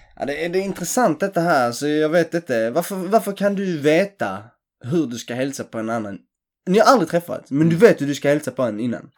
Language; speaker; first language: Swedish; early bilingual, other home language; Greek